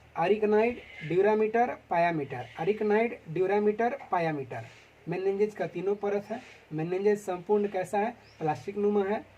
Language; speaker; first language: Hindi; native; Hindi